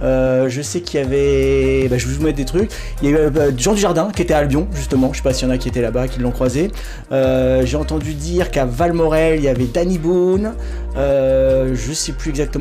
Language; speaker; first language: French; native; French